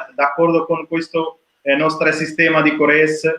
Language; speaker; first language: Italian; non-native, learner; Urdu